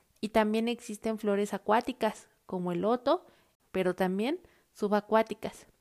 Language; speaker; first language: Spanish; native; Spanish